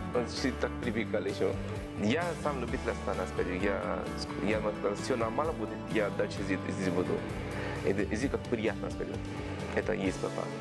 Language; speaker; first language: Russian; non-native, learner; Tamil